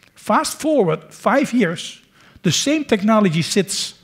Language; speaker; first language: English; non-native, fluent; Dutch